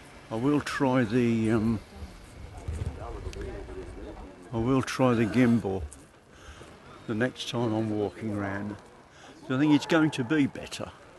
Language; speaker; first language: English; native; English